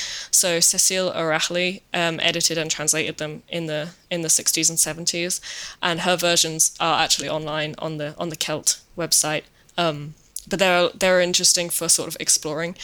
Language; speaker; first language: English; native; English